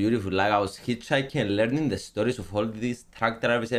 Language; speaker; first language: English; non-native, learner; Greek